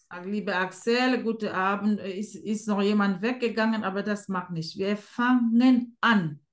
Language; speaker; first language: German; non-native, fluent; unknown